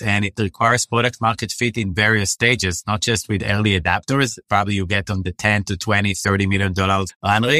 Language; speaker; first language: English; non-native, fluent; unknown